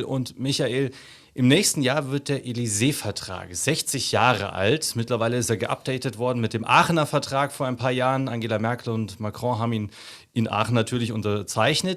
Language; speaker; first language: German; native; German